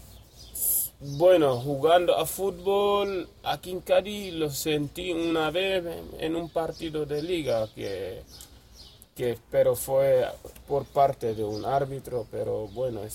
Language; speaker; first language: Spanish; non-native, fluent; Wolof